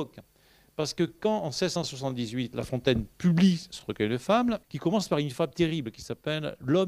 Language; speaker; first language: French; native; French